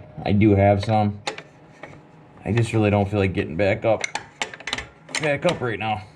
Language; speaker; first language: English; native; English